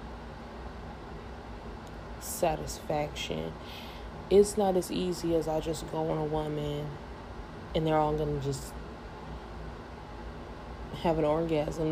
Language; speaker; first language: English; native; English